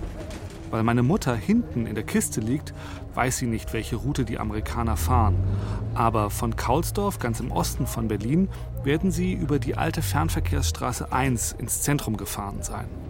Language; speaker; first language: German; native; German